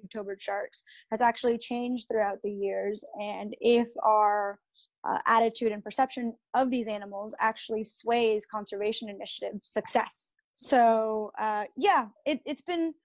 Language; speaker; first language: English; early bilingual, other home language; Spanish